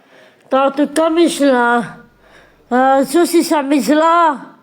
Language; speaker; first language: Slovak; non-native, local second language; Romany